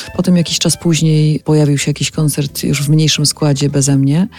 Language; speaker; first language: Polish; native; Polish